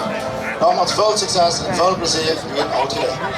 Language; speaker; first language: Dutch; native; Dutch